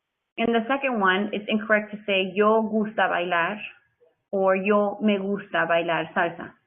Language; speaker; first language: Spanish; non-native, fluent; English